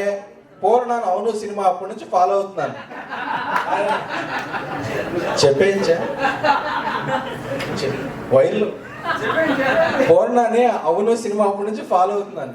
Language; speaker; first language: Telugu; native; Telugu